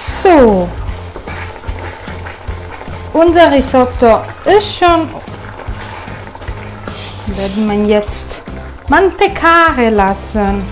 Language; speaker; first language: German; non-native, fluent; Italian